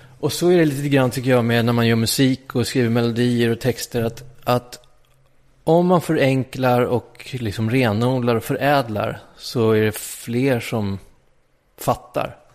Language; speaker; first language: Swedish; native; Swedish